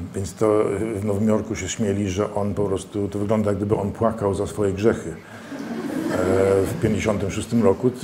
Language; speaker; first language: Polish; early bilingual, heritage; Polish